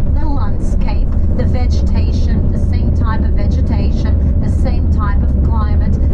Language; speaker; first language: English; non-native, fluent; Portuguese